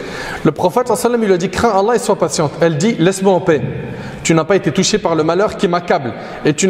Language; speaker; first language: French; native; French